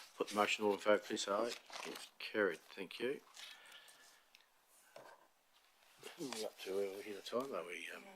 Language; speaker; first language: English; native; English